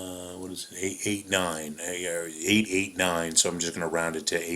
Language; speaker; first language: English; native; English